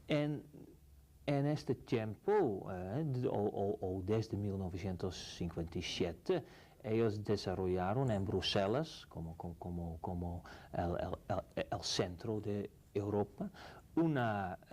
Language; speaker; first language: Spanish; non-native, fluent; Dutch